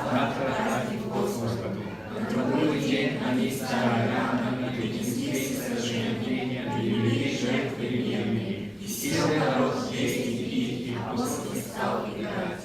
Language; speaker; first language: Russian; non-native, learner; Korean